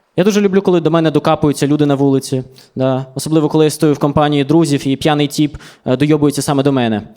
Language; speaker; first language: Ukrainian; non-native, local second language; Russian